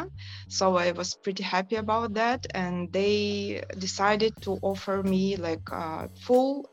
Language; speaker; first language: English; non-native, fluent; Yakut